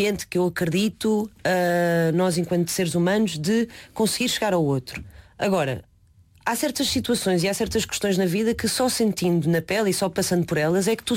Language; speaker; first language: Portuguese; non-native, local second language; Chinese